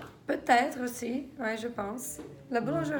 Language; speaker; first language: French; non-native, fluent; Portuguese